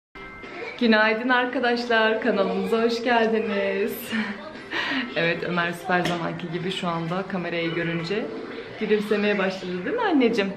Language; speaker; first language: Turkish; native; Turkish